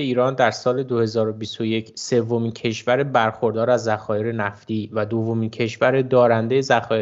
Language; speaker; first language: Persian; native; Persian